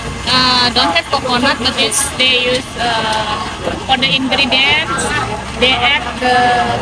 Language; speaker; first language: English; non-native, learner; Indonesian